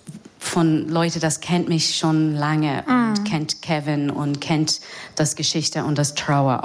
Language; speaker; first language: German; non-native, fluent; English